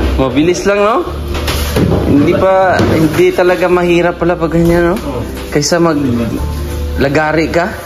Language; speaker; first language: Filipino; non-native, local second language; Cebuano